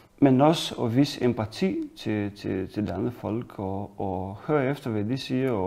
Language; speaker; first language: Danish; non-native, fluent; Romanian